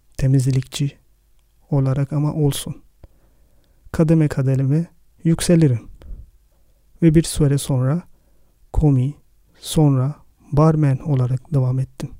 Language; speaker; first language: Turkish; non-native, fluent; Arabic